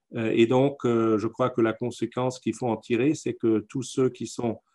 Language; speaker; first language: French; non-native, fluent; German